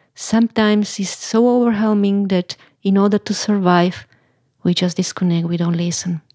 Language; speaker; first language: English; non-native, fluent; Slovak